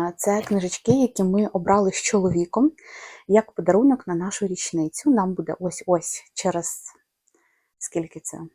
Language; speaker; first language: Ukrainian; non-native, local second language; Russian